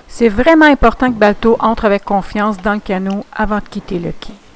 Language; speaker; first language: French; native; French